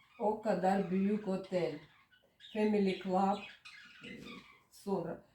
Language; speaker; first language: Turkish; non-native, learner; Russian